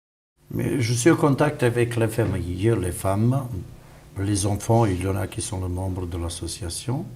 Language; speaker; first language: French; non-native, fluent; Bosnian